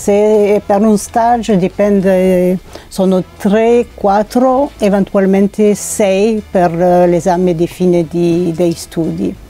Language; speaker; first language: Italian; non-native, learner; French